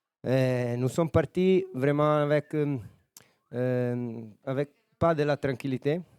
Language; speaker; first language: French; non-native, learner; Italian